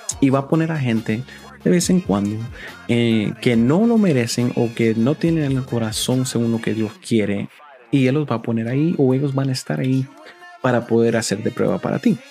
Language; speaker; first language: Spanish; early bilingual, heritage; Spanish